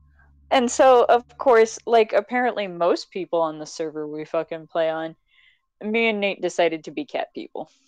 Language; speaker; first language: English; native; English